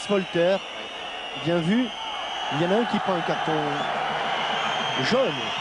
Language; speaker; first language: French; native; French